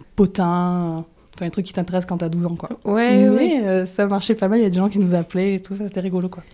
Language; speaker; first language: French; native; French